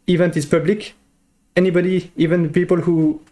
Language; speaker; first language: English; non-native, fluent; French